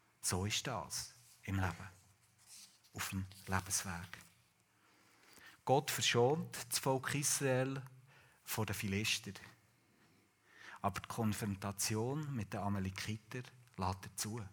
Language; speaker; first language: German; native; German